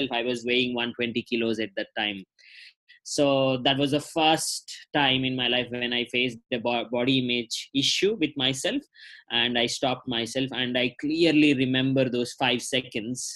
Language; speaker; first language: English; non-native, local second language; Telugu